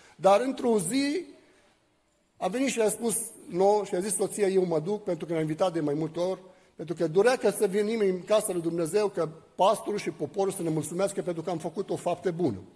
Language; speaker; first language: Romanian; non-native, fluent; Arabic